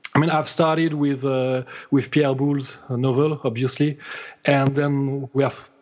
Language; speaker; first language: English; non-native, fluent; French